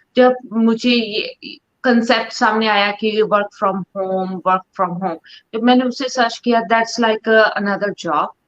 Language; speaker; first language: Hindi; non-native, local second language; Punjabi